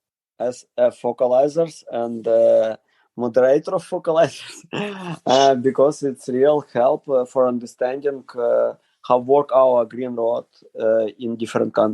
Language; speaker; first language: English; non-native, learner; Ukrainian